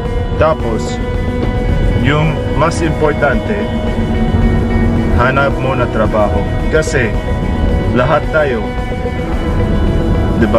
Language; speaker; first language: Filipino; non-native, learner; Arabic